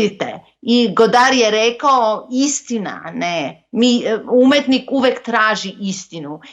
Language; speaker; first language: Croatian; non-native, local second language; Macedonian